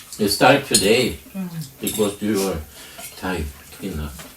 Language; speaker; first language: English; non-native, learner; Swedish